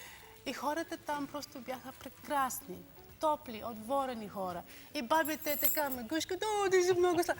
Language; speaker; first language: Bulgarian; non-native, learner; English